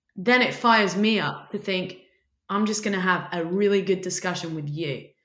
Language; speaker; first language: English; native; English